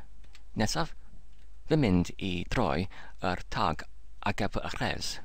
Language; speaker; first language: Welsh; non-native, learner; English